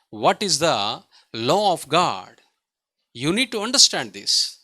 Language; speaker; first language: English; non-native, local second language; Telugu